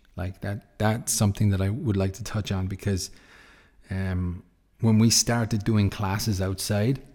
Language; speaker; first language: English; native; English